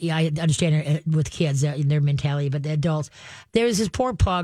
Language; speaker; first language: English; native; English